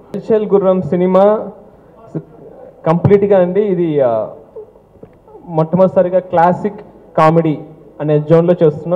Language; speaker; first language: Telugu; native; Telugu